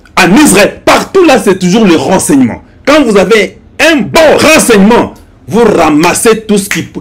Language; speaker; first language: French; non-native, local second language; Lingala